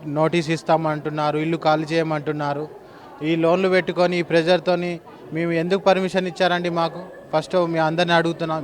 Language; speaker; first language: Telugu; native; Telugu